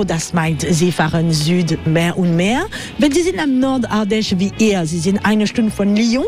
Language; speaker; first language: German; non-native, learner; French